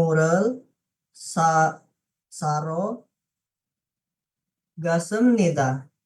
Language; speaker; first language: Korean; non-native, learner; Indonesian